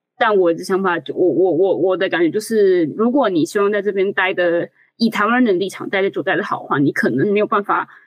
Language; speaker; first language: Chinese; native; Chinese